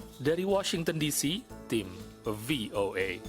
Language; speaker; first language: Indonesian; native; Indonesian